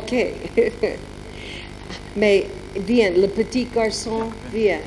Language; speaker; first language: French; non-native, learner; German